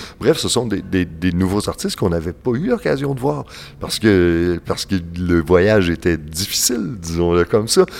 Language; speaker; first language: French; native; French